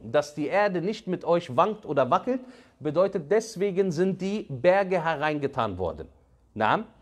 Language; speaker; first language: German; early bilingual, other home language; Arabic